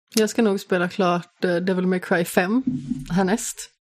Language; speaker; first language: Swedish; native; Swedish